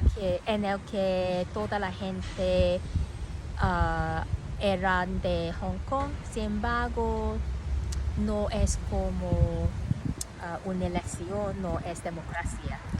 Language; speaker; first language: Spanish; non-native, learner; Cantonese